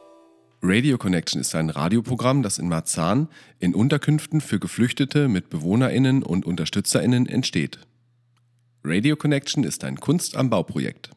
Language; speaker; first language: German; native; German